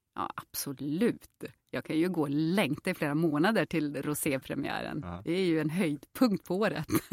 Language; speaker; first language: Swedish; native; Swedish